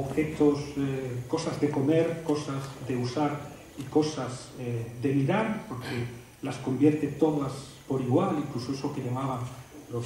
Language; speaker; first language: Spanish; native; Spanish